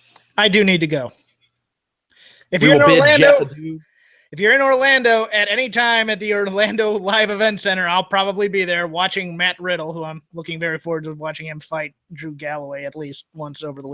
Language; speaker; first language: English; native; English